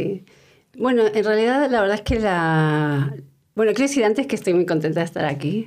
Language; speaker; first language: Spanish; native; Spanish